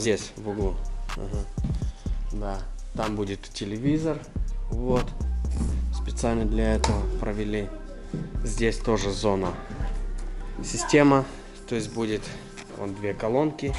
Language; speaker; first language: Russian; native; Russian